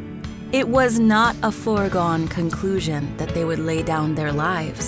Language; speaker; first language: English; native; English